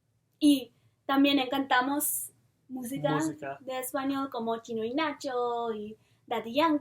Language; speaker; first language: Spanish; non-native, fluent; English